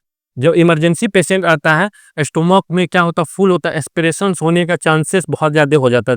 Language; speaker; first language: Hindi; native; Hindi